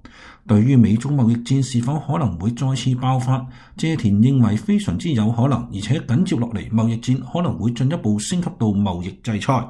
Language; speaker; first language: Chinese; non-native, local second language; Cantonese